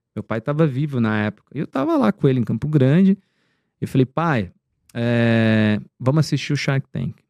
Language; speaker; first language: Portuguese; native; Portuguese